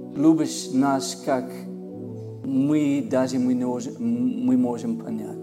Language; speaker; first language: Russian; non-native, learner; English